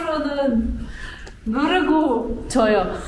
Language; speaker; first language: Korean; non-native, fluent; Arabic